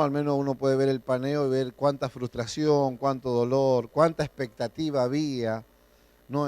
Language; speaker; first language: Spanish; native; Spanish